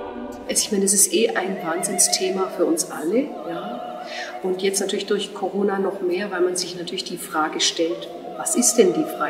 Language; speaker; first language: German; native; German